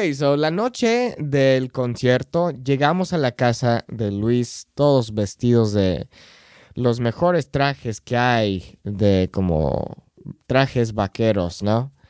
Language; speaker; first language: Spanish; non-native, fluent; English